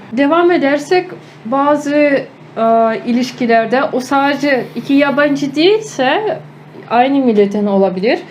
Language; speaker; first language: Turkish; non-native, fluent; Ukrainian